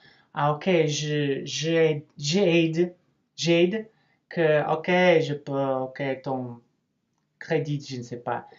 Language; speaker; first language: French; non-native, learner; English